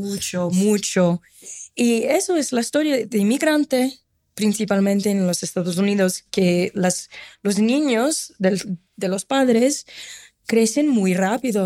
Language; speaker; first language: Spanish; non-native, fluent; Portuguese